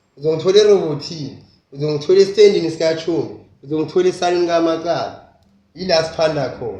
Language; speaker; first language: Zulu; native; Zulu